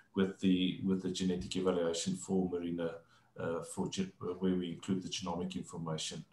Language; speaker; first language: English; non-native, local second language; Afrikaans